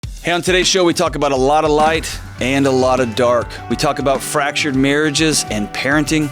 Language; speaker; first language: English; native; English